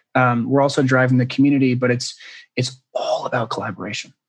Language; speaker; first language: English; native; English